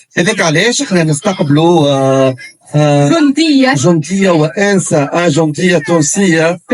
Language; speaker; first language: Arabic; native; Arabic